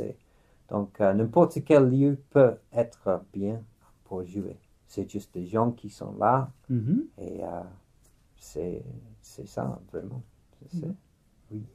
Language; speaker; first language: French; non-native, fluent; English